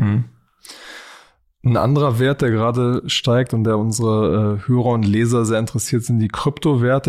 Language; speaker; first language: German; native; German